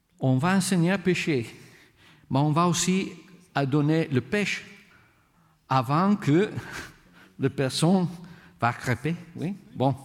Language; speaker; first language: French; non-native, fluent; Italian